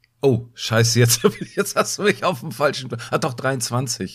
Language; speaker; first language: German; native; German